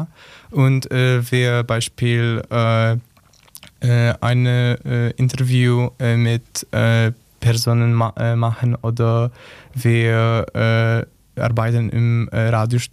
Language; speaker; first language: German; non-native, learner; Polish